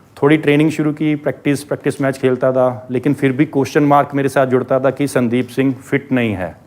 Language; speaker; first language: Hindi; non-native, local second language; Punjabi